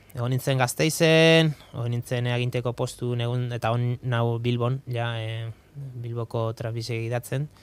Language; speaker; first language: Basque; native; Basque